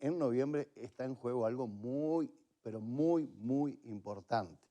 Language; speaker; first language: Spanish; native; Spanish